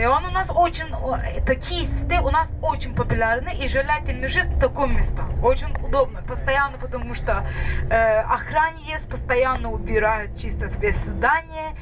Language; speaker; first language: Russian; non-native, fluent; Turkish